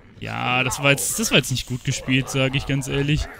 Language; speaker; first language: German; native; German